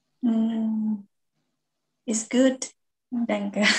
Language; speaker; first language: German; non-native, learner; Khmer